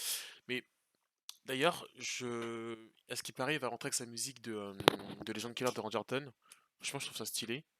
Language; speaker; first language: French; native; French